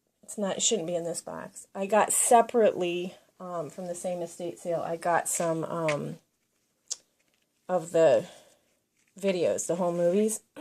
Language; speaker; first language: English; native; English